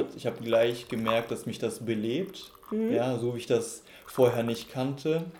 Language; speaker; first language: German; early bilingual, other home language; Russian